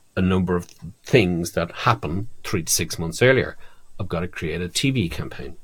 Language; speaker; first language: English; native; English